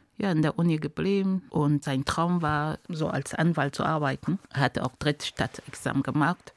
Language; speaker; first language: German; non-native, fluent; Ghomala